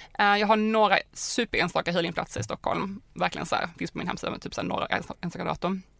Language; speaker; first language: Swedish; native; Swedish